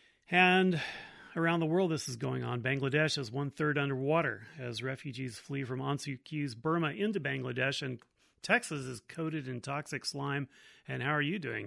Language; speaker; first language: English; native; English